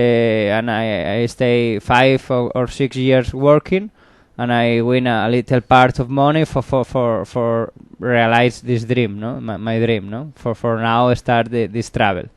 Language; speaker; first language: English; non-native, learner; Spanish